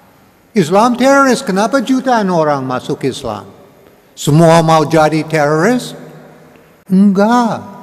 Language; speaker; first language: Indonesian; non-native, learner; English